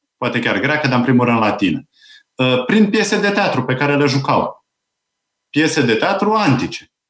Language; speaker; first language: Romanian; native; Romanian